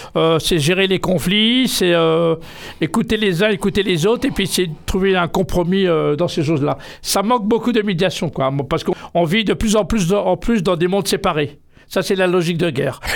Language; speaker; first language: French; native; French